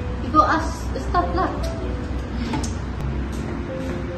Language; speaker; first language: English; non-native, local second language; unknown